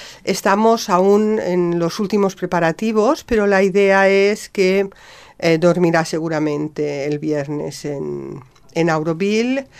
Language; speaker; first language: Spanish; native; Spanish